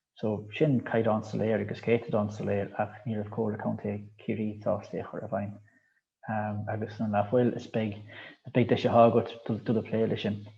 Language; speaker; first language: Irish; native; Irish